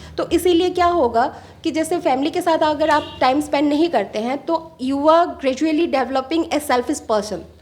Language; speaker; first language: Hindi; non-native, local second language; Assamese